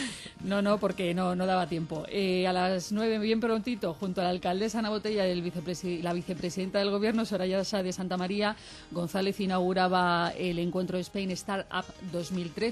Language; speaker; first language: Spanish; native; Spanish